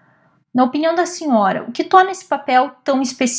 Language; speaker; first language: Portuguese; native; Portuguese